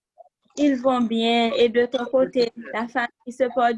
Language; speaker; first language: French; non-native, local second language; Haitian Creole